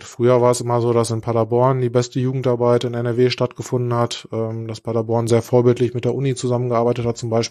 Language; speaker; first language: German; native; German